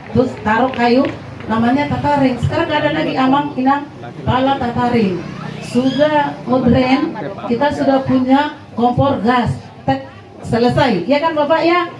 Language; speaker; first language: Indonesian; non-native, local second language; Batak Toba